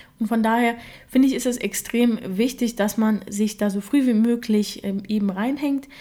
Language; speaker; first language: German; early bilingual, other home language; Russian